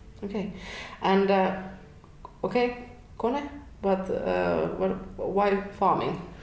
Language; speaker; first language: English; non-native, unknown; Finnish